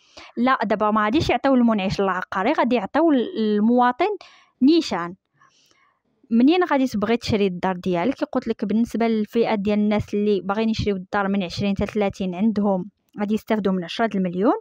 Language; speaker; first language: Arabic; native; Arabic